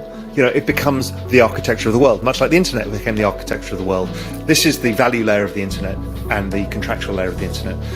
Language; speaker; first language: English; native; English